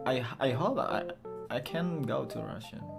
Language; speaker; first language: English; non-native, learner; Indonesian